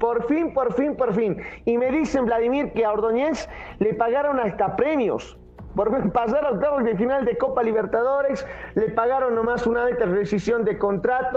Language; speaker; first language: Spanish; native; Spanish